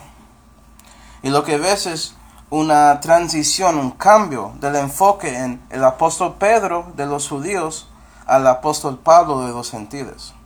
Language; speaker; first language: Spanish; non-native, fluent; English